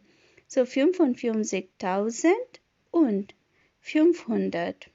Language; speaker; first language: German; non-native, fluent; Hindi